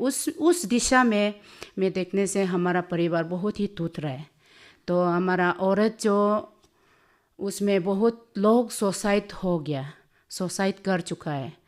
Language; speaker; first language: Hindi; non-native, local second language; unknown